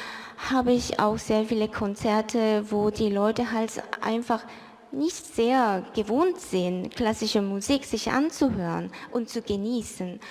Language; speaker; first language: German; early bilingual, other home language; Korean